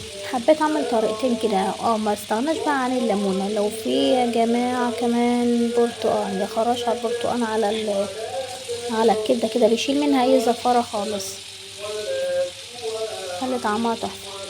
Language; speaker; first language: Arabic; native; Arabic